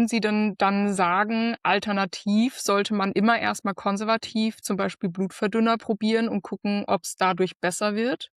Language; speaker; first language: German; native; German